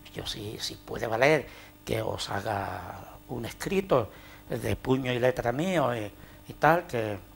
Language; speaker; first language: Spanish; native; Spanish